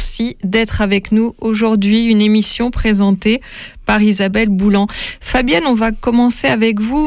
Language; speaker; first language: French; native; French